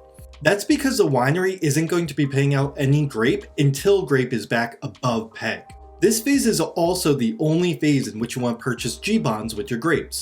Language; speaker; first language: English; native; English